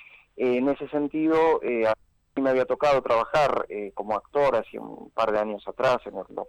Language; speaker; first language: Spanish; native; Spanish